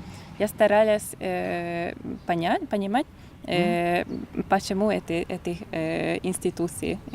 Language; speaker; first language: Russian; non-native, learner; Hungarian